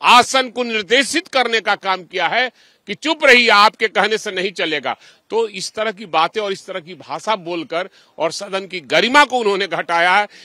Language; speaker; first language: Hindi; native; Hindi